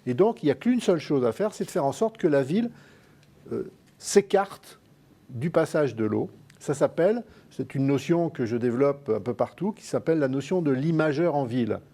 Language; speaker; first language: French; native; French